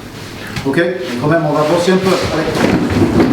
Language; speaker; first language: French; non-native, fluent; English